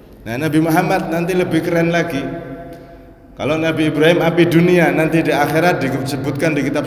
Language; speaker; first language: Indonesian; non-native, local second language; Javanese